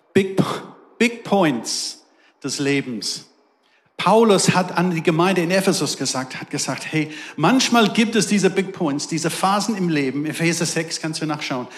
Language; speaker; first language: German; non-native, fluent; English